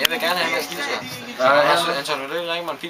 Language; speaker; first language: Danish; native; Danish